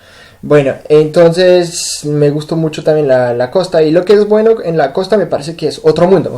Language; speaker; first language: Spanish; non-native, fluent; French